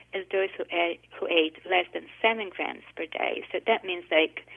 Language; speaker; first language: English; non-native, fluent; Italian